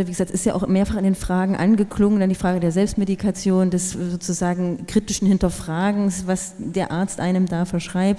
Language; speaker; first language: German; native; German